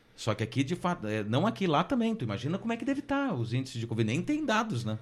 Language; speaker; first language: Portuguese; native; Portuguese